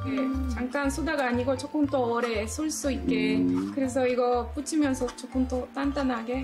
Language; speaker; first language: Korean; non-native, learner; Spanish